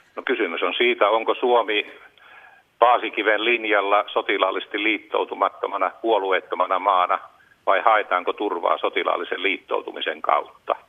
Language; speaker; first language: Finnish; native; Finnish